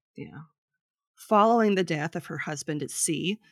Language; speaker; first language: English; native; English